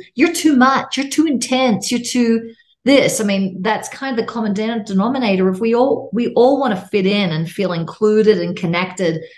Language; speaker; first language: English; native; English